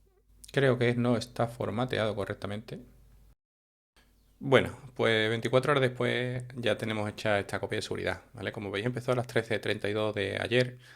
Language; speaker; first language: Spanish; native; Spanish